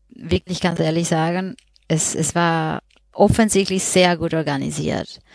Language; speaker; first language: German; non-native, fluent; Spanish